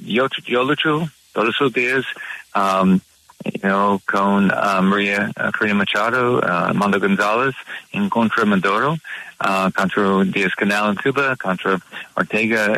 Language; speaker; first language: Spanish; non-native, learner; English